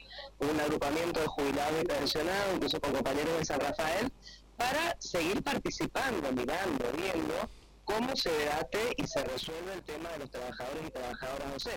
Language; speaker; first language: Spanish; native; Spanish